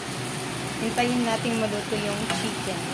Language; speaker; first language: Filipino; native; Filipino